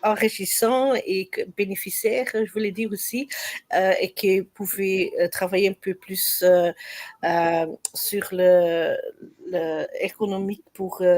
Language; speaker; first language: French; non-native, learner; Dutch